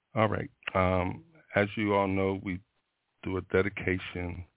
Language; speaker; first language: English; native; English